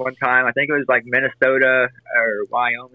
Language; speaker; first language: English; native; English